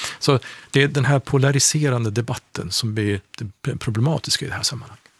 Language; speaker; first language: Swedish; non-native, fluent; Persian